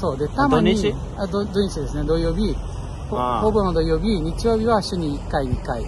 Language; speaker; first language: Japanese; non-native, fluent; Portuguese